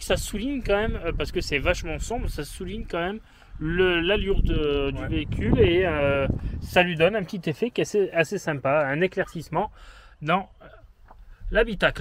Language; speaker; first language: French; native; French